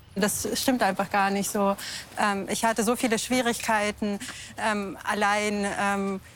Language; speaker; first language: German; non-native, fluent; Russian